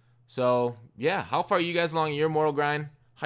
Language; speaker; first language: English; native; English